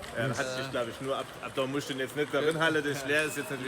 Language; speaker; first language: German; native; German